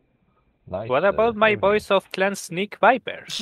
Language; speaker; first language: English; native; English